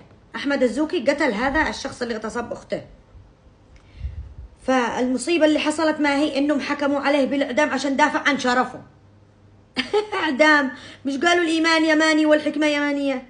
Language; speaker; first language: Arabic; native; Arabic